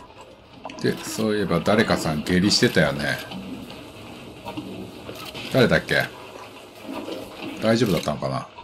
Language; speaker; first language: Japanese; native; Japanese